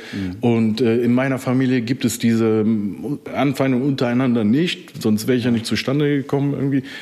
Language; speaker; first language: German; early bilingual, other home language; Turkish